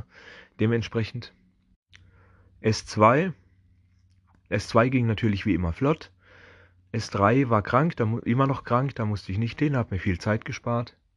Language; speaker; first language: German; native; German